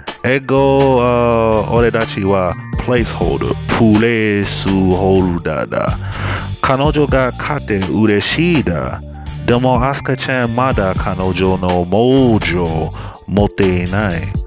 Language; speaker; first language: Japanese; non-native, learner; English